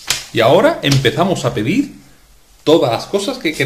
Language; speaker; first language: Spanish; native; Spanish